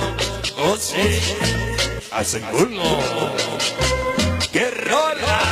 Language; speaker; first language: Spanish; native; Spanish